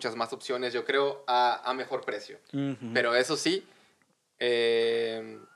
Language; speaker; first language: Spanish; native; Spanish